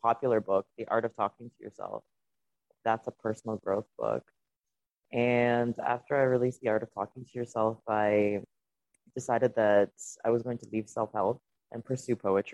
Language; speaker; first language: English; non-native, fluent; Russian